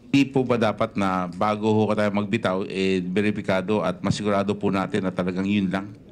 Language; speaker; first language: Filipino; native; Filipino